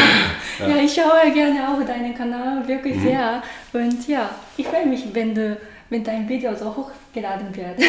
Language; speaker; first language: German; non-native, learner; Japanese